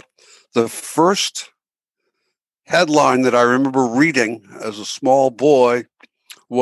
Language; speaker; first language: English; native; English